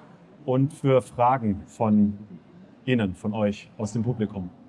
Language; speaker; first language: German; native; German